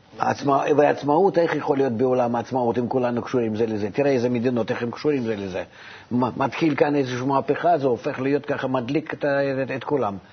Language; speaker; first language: Hebrew; non-native, fluent; Russian